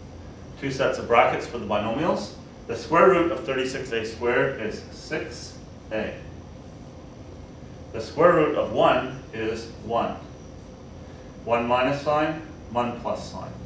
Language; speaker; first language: English; native; English